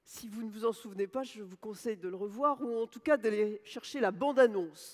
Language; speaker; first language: French; native; French